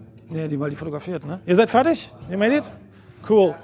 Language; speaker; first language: German; native; German